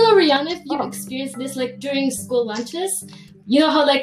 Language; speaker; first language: English; non-native, local second language; Filipino